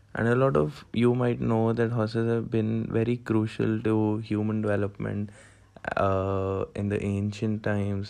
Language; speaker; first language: English; non-native, local second language; Hindi